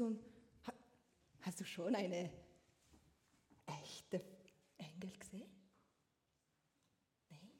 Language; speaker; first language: German; non-native, learner; French